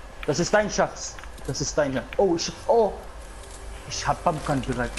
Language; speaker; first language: German; non-native, learner; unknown